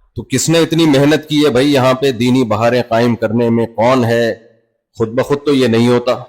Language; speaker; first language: Urdu; native; Urdu